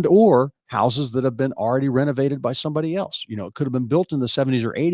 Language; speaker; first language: English; native; English